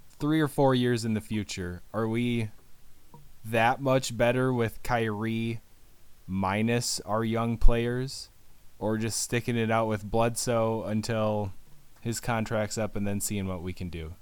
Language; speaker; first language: English; native; English